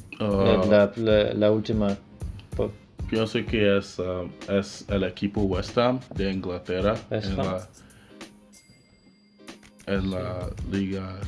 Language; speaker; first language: Spanish; non-native, learner; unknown